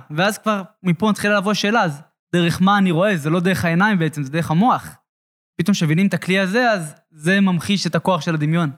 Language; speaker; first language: Hebrew; native; Hebrew